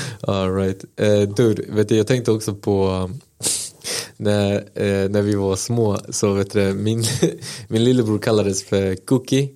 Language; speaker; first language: Swedish; early bilingual, other home language; Spanish